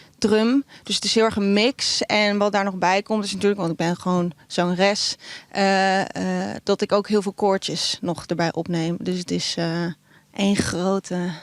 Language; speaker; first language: Dutch; non-native, local second language; Western Frisian